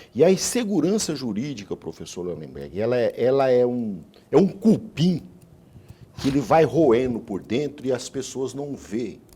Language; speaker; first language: Portuguese; native; Portuguese